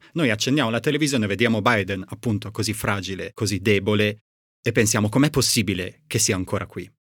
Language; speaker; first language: Italian; native; Italian